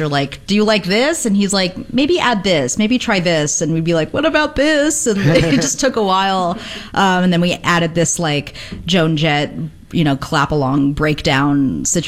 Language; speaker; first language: English; native; English